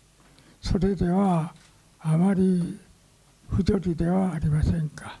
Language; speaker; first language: Japanese; non-native, local second language; Korean